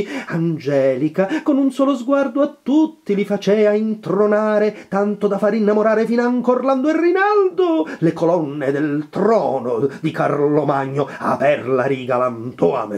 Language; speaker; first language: Italian; native; Italian